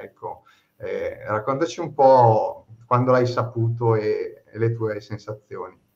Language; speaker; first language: Italian; native; Italian